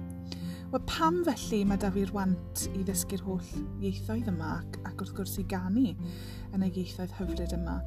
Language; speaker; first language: Welsh; non-native, local second language; English